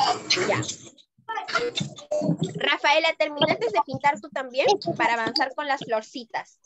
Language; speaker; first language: Spanish; native; Spanish